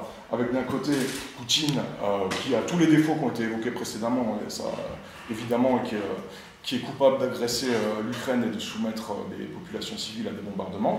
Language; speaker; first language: French; native; French